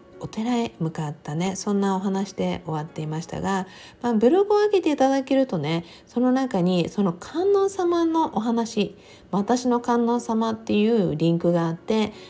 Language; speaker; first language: Japanese; native; Japanese